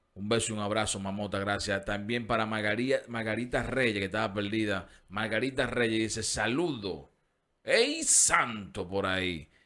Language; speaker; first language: Spanish; native; Spanish